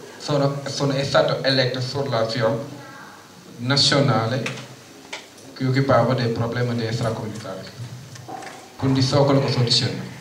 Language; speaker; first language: Italian; non-native, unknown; Wolof